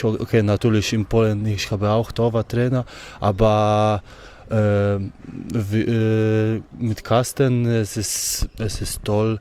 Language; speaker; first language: German; non-native, learner; Polish